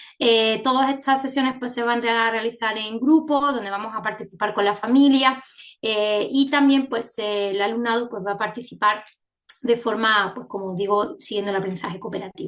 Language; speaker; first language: Spanish; native; Spanish